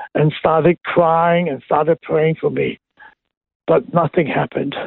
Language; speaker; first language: English; non-native, local second language; Cantonese